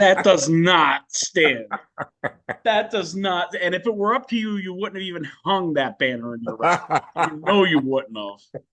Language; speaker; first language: English; native; English